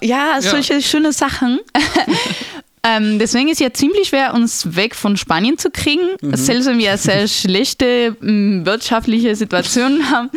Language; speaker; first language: German; non-native, fluent; Spanish